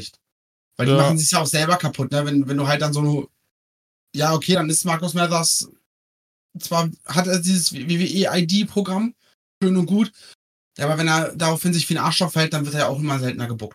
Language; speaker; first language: German; native; German